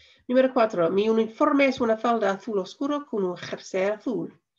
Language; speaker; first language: Spanish; non-native, fluent; English